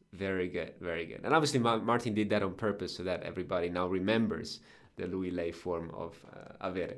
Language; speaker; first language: English; non-native, fluent; Italian